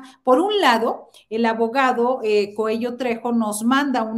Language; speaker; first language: Spanish; native; Spanish